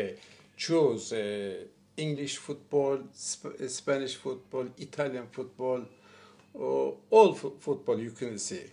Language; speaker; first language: English; non-native, learner; Turkish